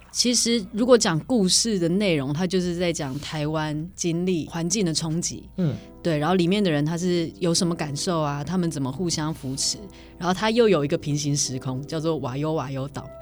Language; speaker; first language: Chinese; native; Chinese